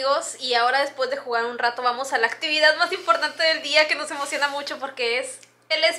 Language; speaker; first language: Spanish; native; Spanish